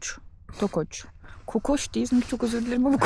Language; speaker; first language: Turkish; native; Turkish